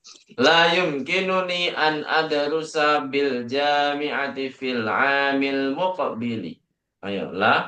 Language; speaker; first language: Arabic; non-native, fluent; Indonesian